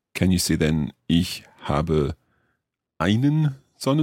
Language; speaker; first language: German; non-native, learner; English